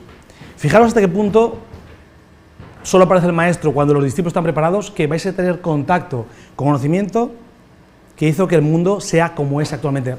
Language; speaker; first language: Spanish; native; Spanish